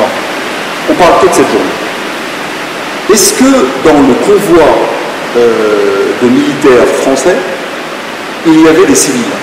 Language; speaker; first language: French; native; French